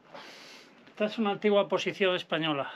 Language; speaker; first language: Spanish; native; Spanish